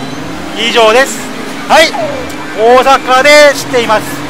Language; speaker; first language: Japanese; non-native, learner; Korean